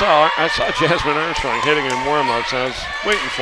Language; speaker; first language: English; native; English